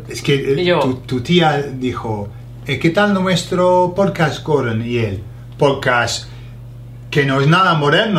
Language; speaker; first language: Spanish; non-native, fluent; English